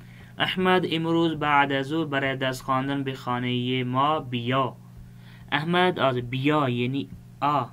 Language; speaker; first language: Persian; non-native, fluent; Urdu